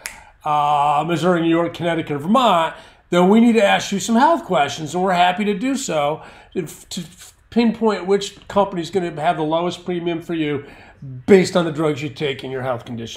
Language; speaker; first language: English; native; English